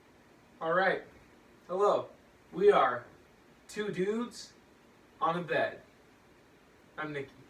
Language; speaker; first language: English; native; English